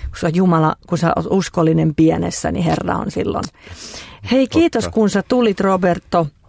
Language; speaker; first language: Finnish; native; Finnish